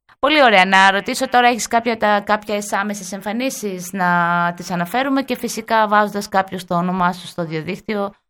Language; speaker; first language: Greek; native; Greek